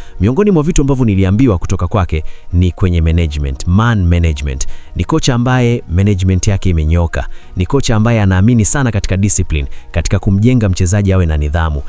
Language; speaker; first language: Swahili; native; Swahili